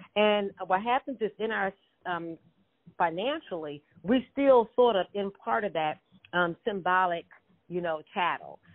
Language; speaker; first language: English; native; English